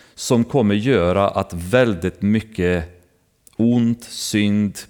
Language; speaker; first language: Swedish; non-native, fluent; Romanian